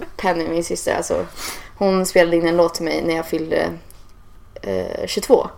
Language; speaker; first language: Swedish; early bilingual, heritage; Swedish